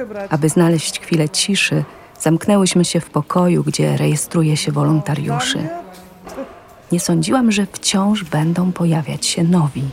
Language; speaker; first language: Polish; native; Polish